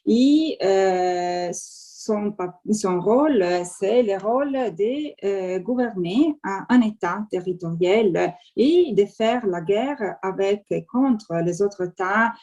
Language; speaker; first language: French; non-native, fluent; Italian